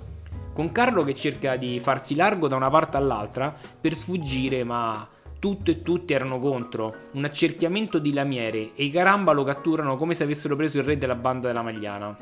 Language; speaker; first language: Italian; native; Italian